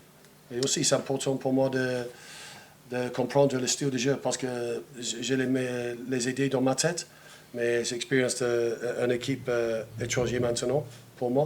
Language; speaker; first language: French; non-native, fluent; English